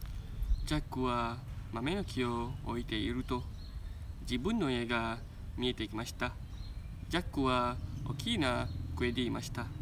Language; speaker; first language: Japanese; non-native, learner; Indonesian